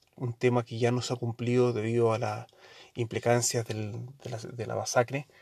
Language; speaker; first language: Spanish; early bilingual, heritage; Spanish